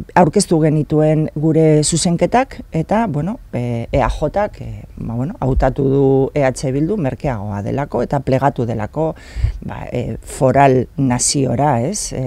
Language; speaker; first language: Basque; non-native, local second language; Spanish